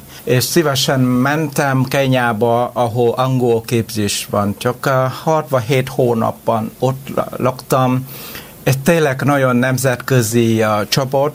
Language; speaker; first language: Hungarian; non-native, learner; Vietnamese